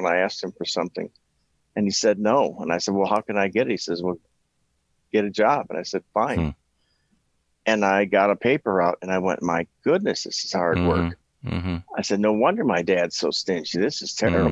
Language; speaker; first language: English; native; English